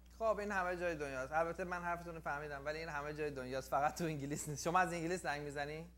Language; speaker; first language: Persian; native; Persian